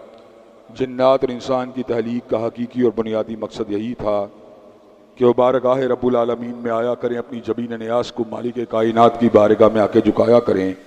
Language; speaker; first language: Urdu; native; Urdu